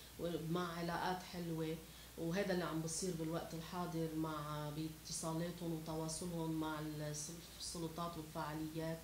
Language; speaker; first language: Arabic; native; Arabic